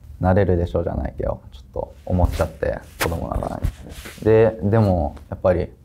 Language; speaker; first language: Japanese; native; Japanese